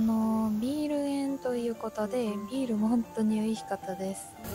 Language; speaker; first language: Japanese; non-native, fluent; Korean